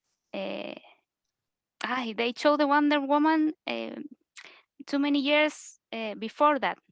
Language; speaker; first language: English; non-native, learner; Spanish